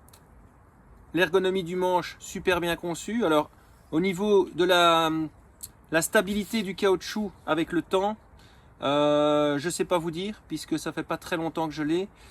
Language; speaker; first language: French; native; French